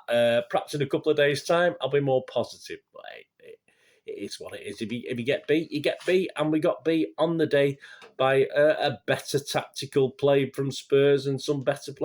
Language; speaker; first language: English; native; English